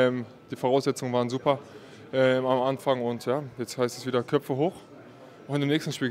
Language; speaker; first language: German; native; German